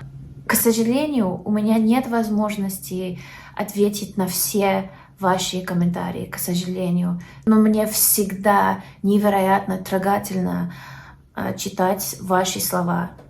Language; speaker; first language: Russian; non-native, learner; English